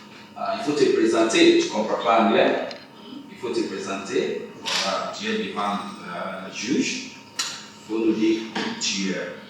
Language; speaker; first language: French; non-native, fluent; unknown